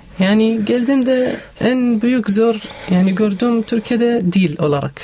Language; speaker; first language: Turkish; non-native, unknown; Arabic